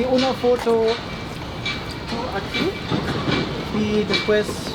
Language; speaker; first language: Spanish; non-native, learner; German